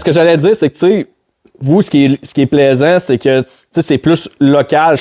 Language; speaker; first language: French; native; French